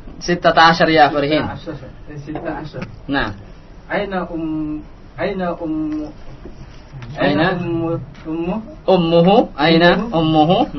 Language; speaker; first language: Arabic; non-native, fluent; Indonesian